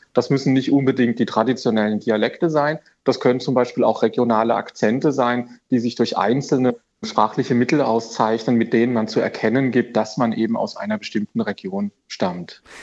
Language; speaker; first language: German; native; German